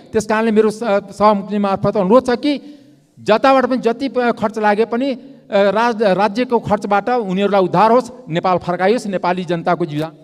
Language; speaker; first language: Nepali; non-native, local second language; Maithili